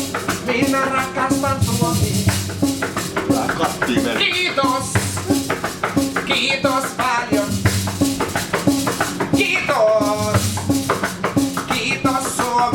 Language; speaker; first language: Finnish; non-native, learner; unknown